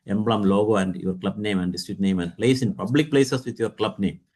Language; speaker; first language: English; non-native, local second language; Malayalam